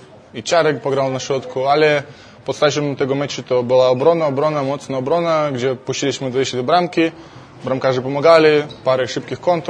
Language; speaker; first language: Polish; non-native, fluent; Russian